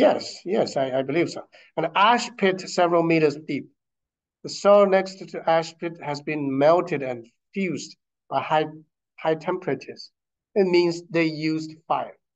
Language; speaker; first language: English; non-native, fluent; Chinese